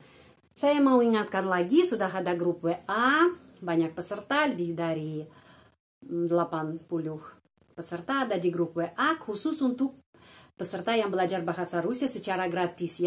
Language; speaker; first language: Indonesian; non-native, fluent; Russian